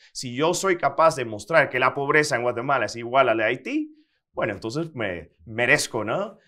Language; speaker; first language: Spanish; non-native, fluent; Dutch